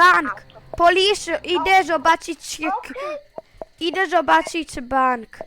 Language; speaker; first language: Polish; early bilingual, heritage; Polish